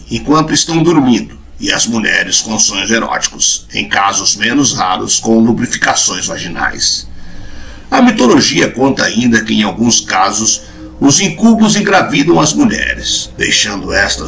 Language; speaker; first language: Portuguese; native; Portuguese